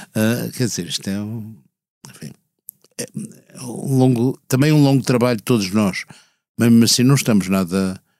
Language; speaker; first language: Portuguese; native; Portuguese